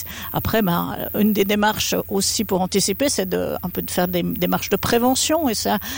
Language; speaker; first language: French; native; French